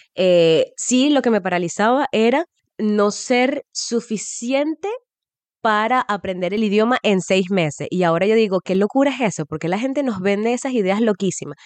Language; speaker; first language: Spanish; native; Spanish